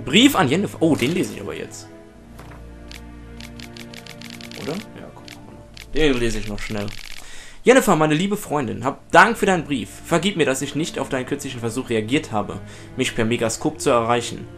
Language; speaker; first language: German; native; German